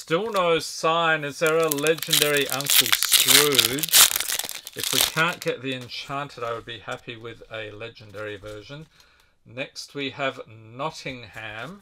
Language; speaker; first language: English; native; English